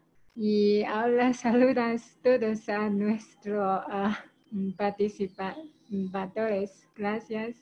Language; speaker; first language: Spanish; non-native, learner; Chinese